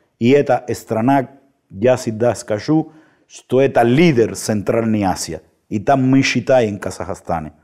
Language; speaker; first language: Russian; non-native, fluent; Spanish